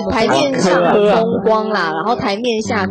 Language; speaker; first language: Chinese; native; Chinese